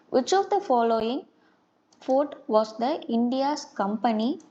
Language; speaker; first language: English; non-native, local second language; Tamil